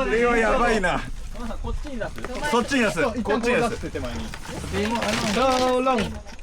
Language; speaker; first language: Japanese; native; Japanese